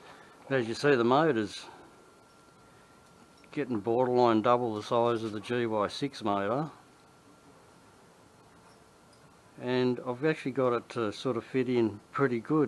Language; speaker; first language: English; native; English